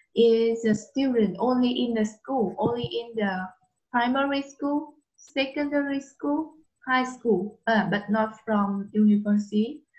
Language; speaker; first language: English; non-native, fluent; Vietnamese